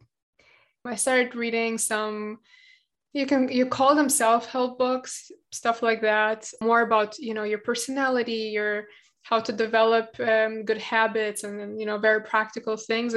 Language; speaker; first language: English; non-native, fluent; German